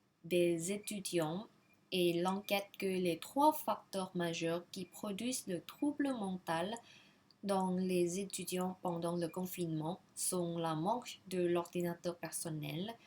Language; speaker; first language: French; non-native, learner; Thai